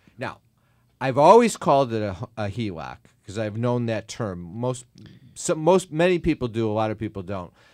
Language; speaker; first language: English; native; English